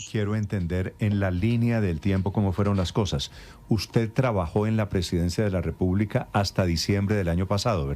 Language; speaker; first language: Spanish; native; Spanish